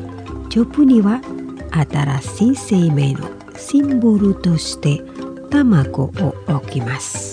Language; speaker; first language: Japanese; non-native, fluent; Indonesian